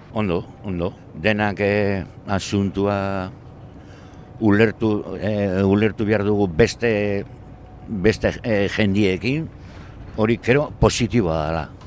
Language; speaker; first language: Basque; native; Basque